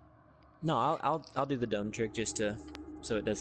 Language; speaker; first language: English; native; English